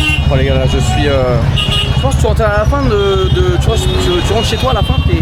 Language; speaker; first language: French; native; French